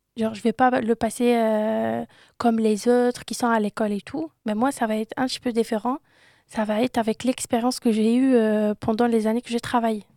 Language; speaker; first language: French; non-native, local second language; Arabic